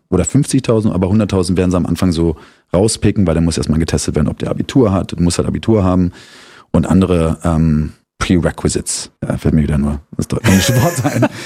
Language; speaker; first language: German; native; German